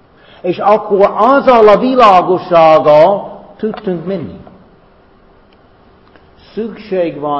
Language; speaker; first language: Hungarian; non-native, fluent; English